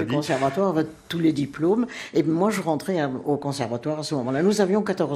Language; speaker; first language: French; native; French